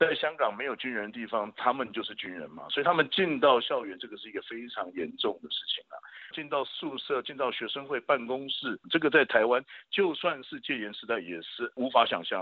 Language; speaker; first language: Chinese; native; Chinese